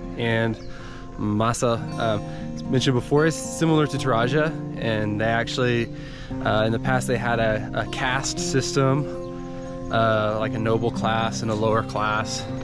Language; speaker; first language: English; native; English